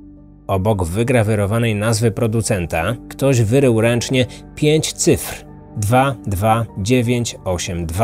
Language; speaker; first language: Polish; native; Polish